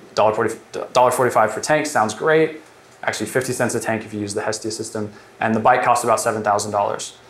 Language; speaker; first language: English; native; English